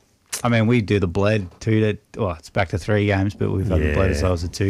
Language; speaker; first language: English; native; English